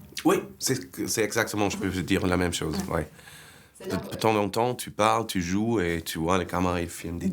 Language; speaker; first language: French; non-native, fluent; German